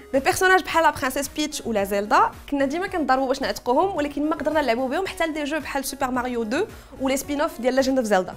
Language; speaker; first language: French; non-native, local second language; Arabic